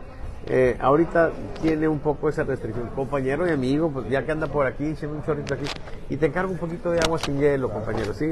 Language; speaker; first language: Spanish; native; Spanish